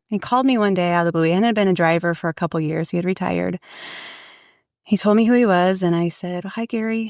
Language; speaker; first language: English; native; English